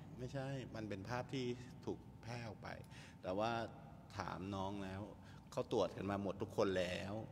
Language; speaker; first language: Thai; native; Thai